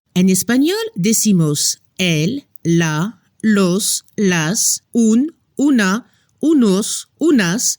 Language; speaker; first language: Spanish; non-native, fluent; French